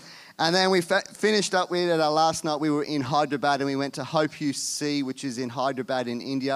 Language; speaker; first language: English; native; English